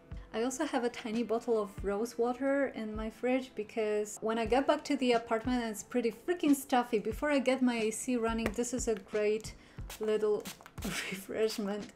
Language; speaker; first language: English; non-native, fluent; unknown